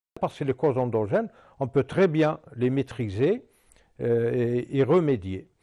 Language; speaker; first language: French; non-native, local second language; Arabic